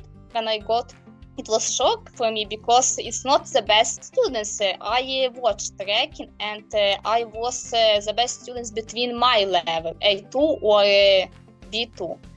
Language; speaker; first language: English; non-native, learner; Ukrainian